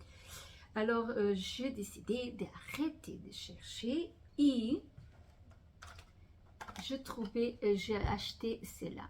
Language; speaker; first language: French; non-native, fluent; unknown